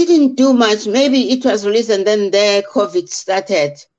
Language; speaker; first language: English; non-native, local second language; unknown